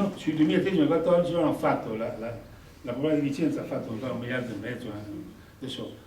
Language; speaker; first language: Italian; native; Italian